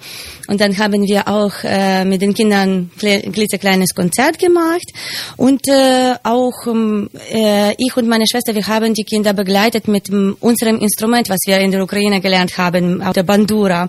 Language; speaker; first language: German; non-native, fluent; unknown